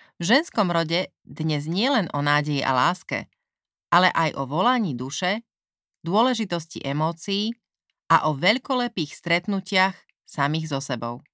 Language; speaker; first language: Slovak; native; Slovak